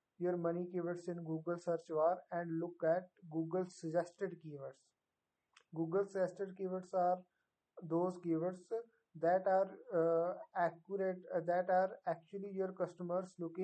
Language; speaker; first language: English; non-native, local second language; Punjabi